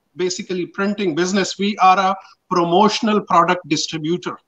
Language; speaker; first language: English; non-native, local second language; Pashto